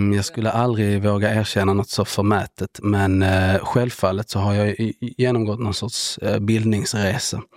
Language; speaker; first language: Swedish; early bilingual, other home language; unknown